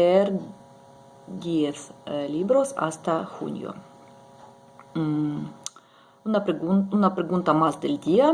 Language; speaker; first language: Spanish; non-native, learner; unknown